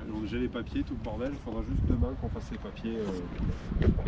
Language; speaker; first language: French; native; French